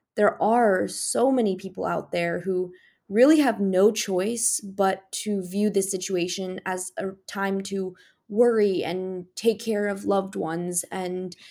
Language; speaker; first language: English; native; English